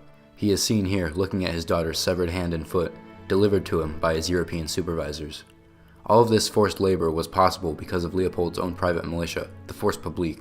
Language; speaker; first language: English; native; English